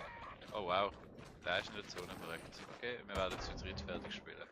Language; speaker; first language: German; native; German